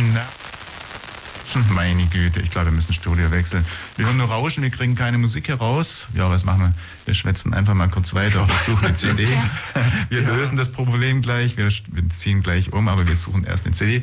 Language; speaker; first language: German; native; German